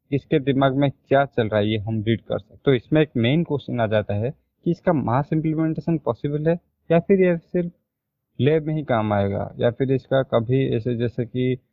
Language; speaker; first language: Hindi; native; Hindi